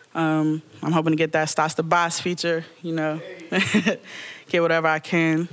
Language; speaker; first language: English; native; English